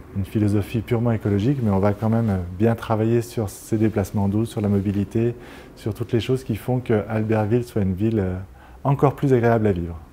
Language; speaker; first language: French; native; French